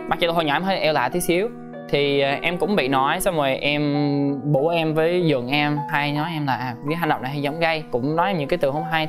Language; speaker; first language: Vietnamese; early bilingual, heritage; Vietnamese